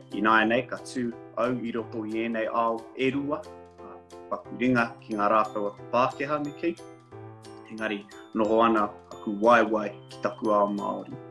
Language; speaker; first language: Māori; non-native, local second language; English